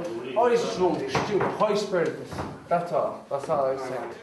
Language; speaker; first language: English; native; English